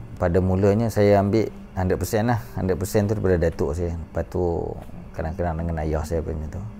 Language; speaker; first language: Malay; native; Malay